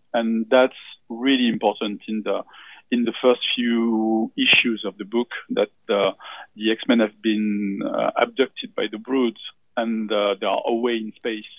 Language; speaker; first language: English; non-native, fluent; French